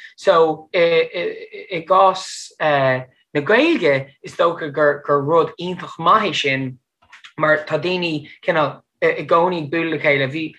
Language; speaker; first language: Irish; non-native, fluent; English